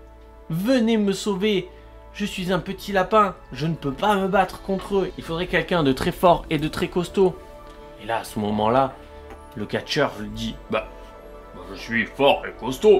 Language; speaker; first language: French; native; French